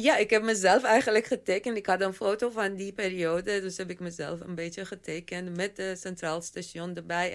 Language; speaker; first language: Dutch; non-native, fluent; Persian